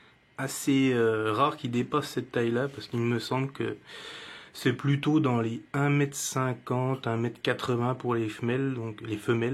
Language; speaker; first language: French; native; French